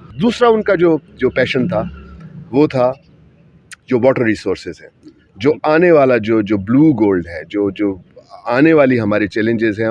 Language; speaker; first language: Urdu; non-native, local second language; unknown